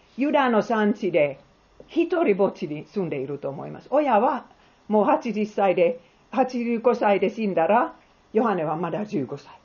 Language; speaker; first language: Japanese; non-native, fluent; Finnish